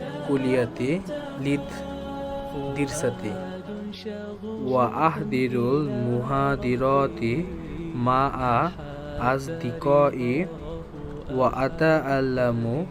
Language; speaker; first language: Arabic; non-native, learner; Malay